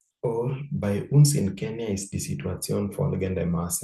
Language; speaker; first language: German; non-native, fluent; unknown